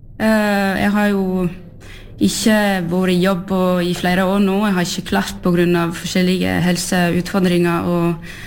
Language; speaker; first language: Norwegian; early bilingual, heritage; French